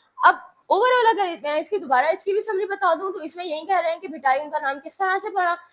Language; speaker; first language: Urdu; native; Urdu